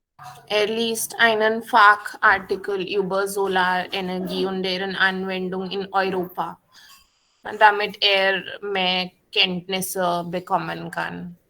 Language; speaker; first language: German; non-native, fluent; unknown